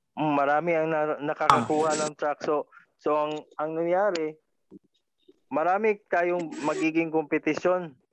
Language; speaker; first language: Filipino; non-native, local second language; Cebuano